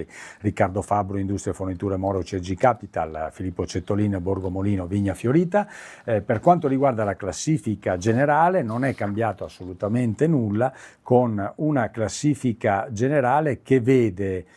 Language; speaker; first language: Italian; native; Italian